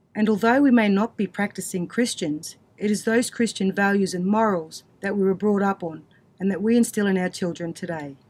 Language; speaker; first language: English; native; English